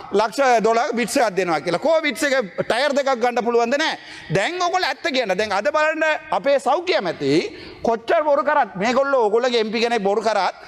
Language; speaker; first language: Sinhala; non-native, local second language; Tamil